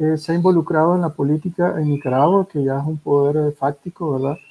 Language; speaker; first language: Spanish; native; Spanish